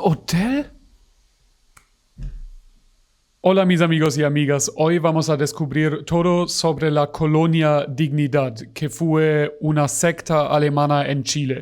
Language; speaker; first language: Spanish; non-native, fluent; German